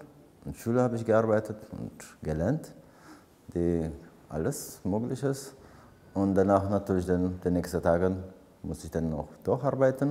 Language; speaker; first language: German; non-native, fluent; Amharic